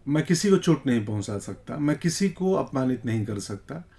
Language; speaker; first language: Hindi; native; Hindi